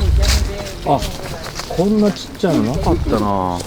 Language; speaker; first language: Japanese; native; Japanese